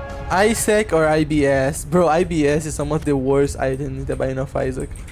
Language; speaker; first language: English; non-native, fluent; Portuguese